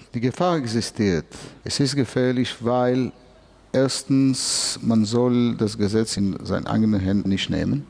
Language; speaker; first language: German; non-native, fluent; Hebrew